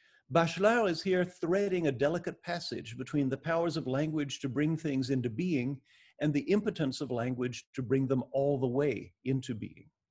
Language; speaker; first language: English; native; English